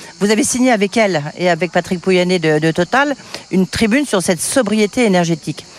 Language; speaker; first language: French; native; French